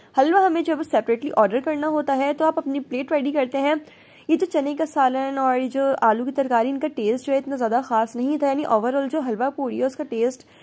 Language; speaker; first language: Urdu; native; Urdu